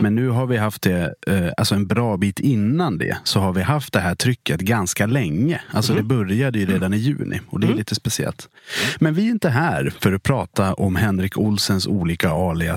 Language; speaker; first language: Swedish; native; Swedish